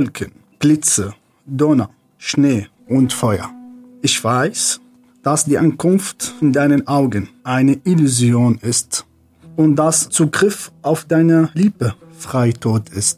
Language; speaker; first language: German; non-native, fluent; Arabic